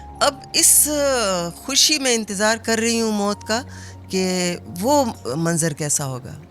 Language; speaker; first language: Urdu; non-native, local second language; Pashto